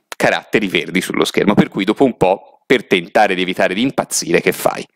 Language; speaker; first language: Italian; native; Italian